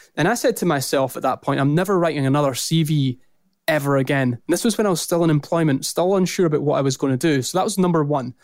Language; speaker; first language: English; native; English